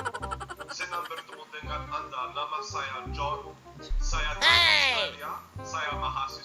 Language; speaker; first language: Indonesian; non-native, learner; English